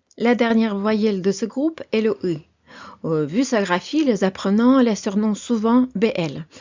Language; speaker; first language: French; non-native, fluent; Russian